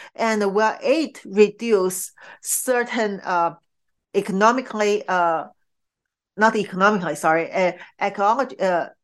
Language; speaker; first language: English; non-native, fluent; Chinese